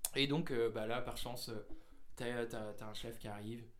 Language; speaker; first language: French; native; French